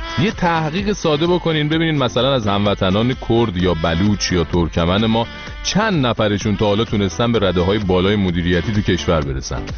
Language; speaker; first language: Persian; native; Persian